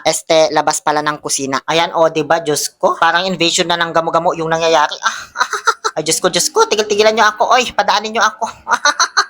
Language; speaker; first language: Filipino; native; Filipino